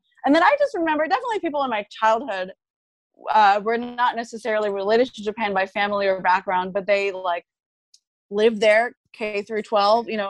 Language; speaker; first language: English; non-native, fluent; Japanese